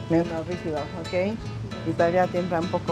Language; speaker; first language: Spanish; non-native, learner; Chinese